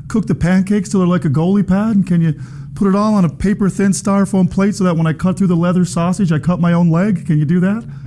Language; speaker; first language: English; native; English